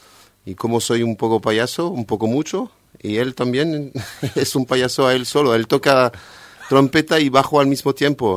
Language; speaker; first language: Spanish; non-native, fluent; French